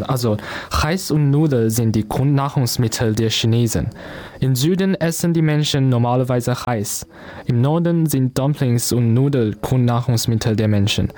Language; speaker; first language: German; non-native, learner; Chinese